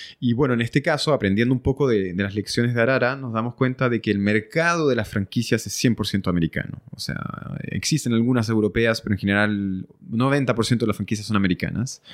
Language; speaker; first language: Spanish; early bilingual, other home language; French